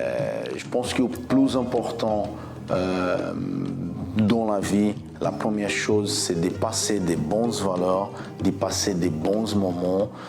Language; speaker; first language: French; non-native, fluent; Portuguese